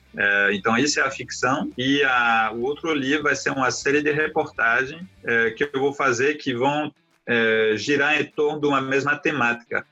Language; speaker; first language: Portuguese; non-native, fluent; French